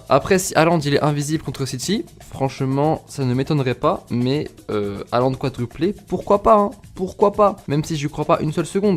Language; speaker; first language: French; native; French